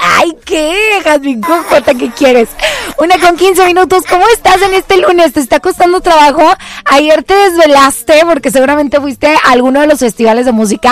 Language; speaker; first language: Spanish; native; Spanish